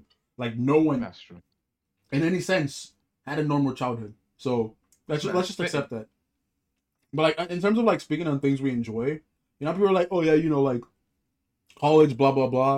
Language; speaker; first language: English; non-native, local second language; Yoruba